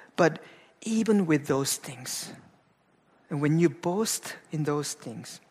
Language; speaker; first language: English; non-native, fluent; Korean